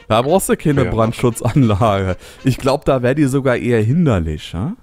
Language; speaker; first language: German; native; German